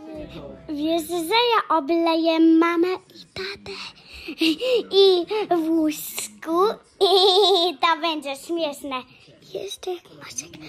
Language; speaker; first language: Polish; early bilingual, heritage; Polish